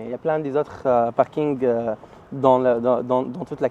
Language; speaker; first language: French; non-native, learner; Arabic